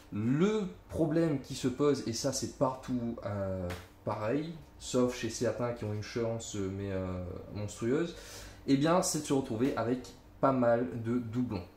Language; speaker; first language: French; native; French